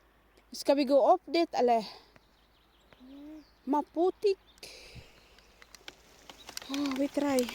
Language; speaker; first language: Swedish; non-native, learner; Filipino